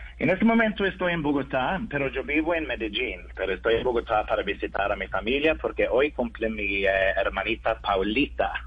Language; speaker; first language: Spanish; non-native, learner; Norwegian